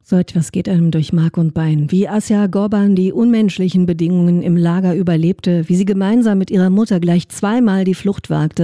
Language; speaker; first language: German; native; German